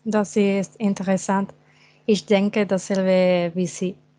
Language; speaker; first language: German; non-native, fluent; Spanish